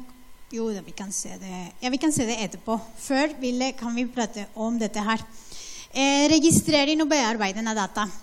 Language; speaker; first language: Norwegian; non-native, fluent; Spanish